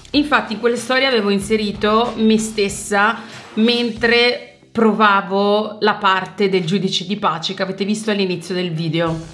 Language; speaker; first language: Italian; native; Italian